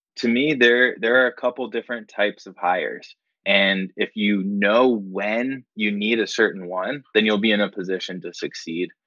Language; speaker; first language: English; native; English